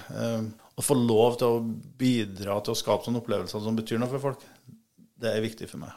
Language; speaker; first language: Norwegian; native; Norwegian